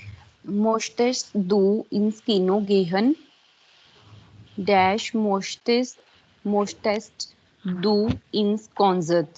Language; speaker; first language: German; non-native, learner; Hindi